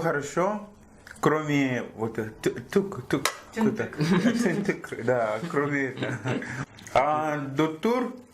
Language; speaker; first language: Russian; non-native, fluent; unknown